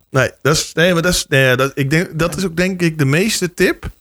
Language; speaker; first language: Dutch; native; Dutch